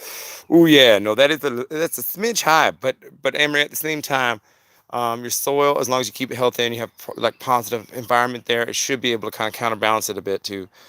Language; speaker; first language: English; native; English